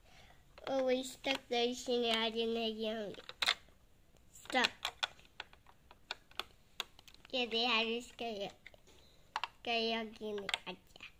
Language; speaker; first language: Indonesian; early bilingual, heritage; English